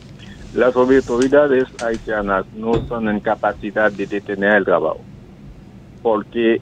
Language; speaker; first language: Spanish; non-native, fluent; Haitian Creole